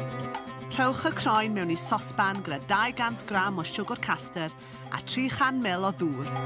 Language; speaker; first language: Welsh; native; Welsh